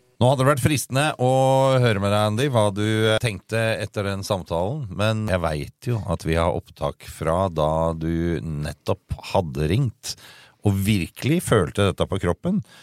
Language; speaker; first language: Norwegian; native; Norwegian